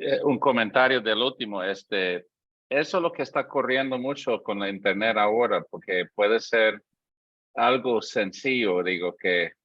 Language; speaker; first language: Spanish; non-native, fluent; English